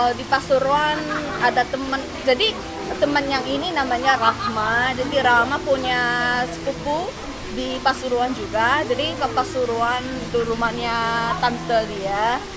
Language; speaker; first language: Indonesian; non-native, fluent; Korean